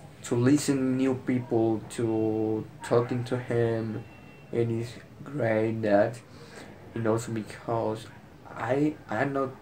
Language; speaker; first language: English; non-native, learner; Spanish